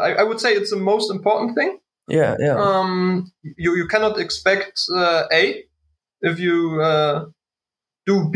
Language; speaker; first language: English; non-native, learner; German